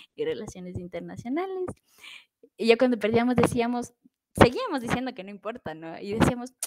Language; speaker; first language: Spanish; native; Spanish